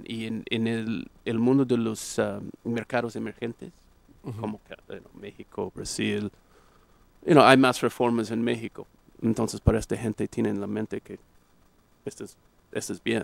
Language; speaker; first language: Spanish; non-native, fluent; English